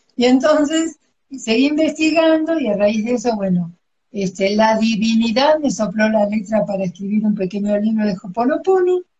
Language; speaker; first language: Spanish; native; Spanish